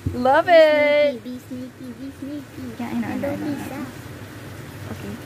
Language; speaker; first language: English; native; English